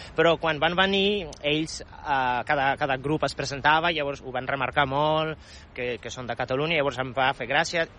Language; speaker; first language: Catalan; non-native, fluent; Polish